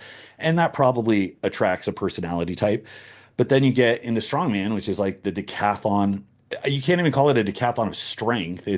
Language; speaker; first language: English; native; English